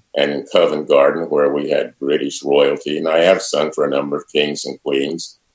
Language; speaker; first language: English; native; English